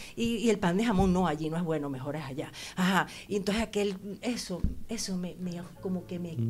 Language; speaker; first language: Spanish; native; Spanish